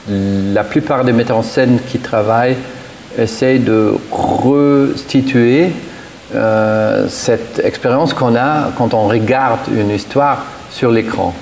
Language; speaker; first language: French; non-native, fluent; German